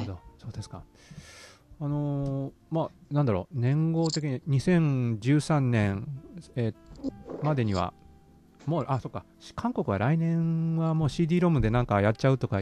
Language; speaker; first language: Japanese; native; Japanese